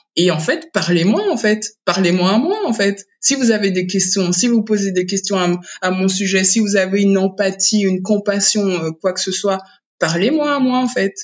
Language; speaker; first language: French; early bilingual, other home language; Kinyarwanda